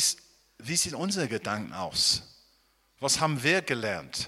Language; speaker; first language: German; non-native, fluent; English